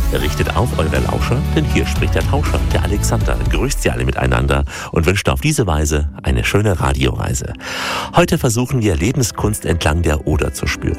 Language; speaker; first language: German; native; German